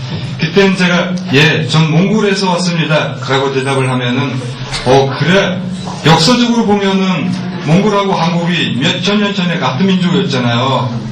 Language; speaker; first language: Korean; non-native, fluent; Mongolian